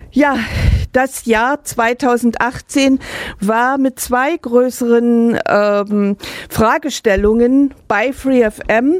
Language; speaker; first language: German; native; German